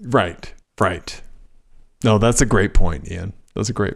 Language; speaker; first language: English; native; English